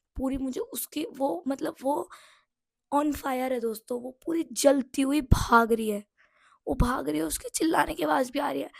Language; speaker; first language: Hindi; non-native, local second language; Nepali